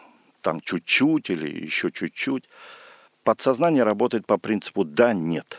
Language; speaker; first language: Russian; native; Russian